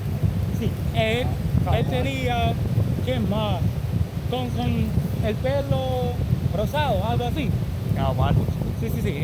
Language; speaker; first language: Spanish; non-native, learner; English